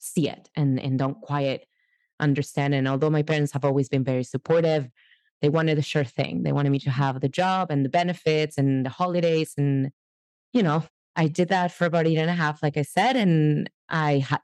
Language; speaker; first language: English; non-native, fluent; Spanish